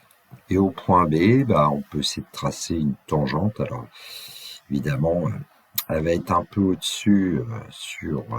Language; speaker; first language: French; native; French